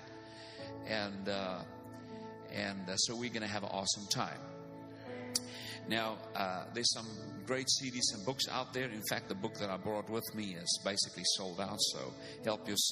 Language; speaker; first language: English; non-native, local second language; Afrikaans